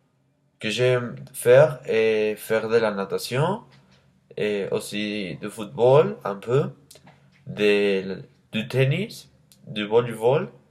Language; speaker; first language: French; non-native, learner; Spanish